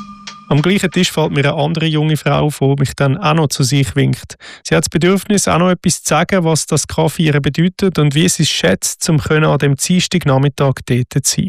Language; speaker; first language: German; native; German